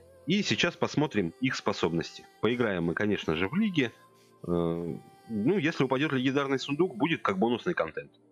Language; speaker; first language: Russian; native; Russian